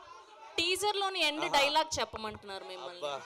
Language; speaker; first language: Telugu; native; Telugu